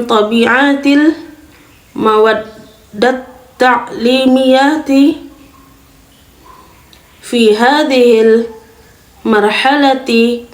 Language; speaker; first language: Arabic; non-native, fluent; Indonesian